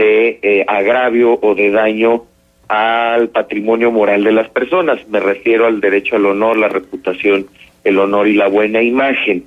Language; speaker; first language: Spanish; native; Spanish